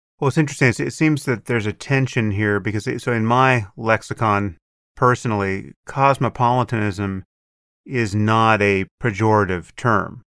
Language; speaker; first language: English; native; English